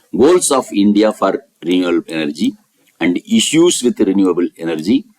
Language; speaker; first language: English; non-native, local second language; Tamil